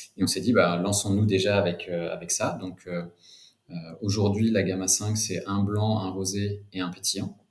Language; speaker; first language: French; native; French